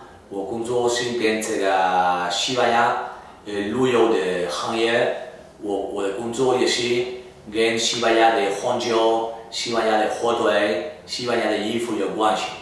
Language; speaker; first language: Chinese; non-native, fluent; Spanish